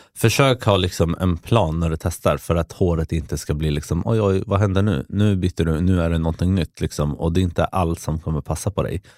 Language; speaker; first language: Swedish; early bilingual, other home language; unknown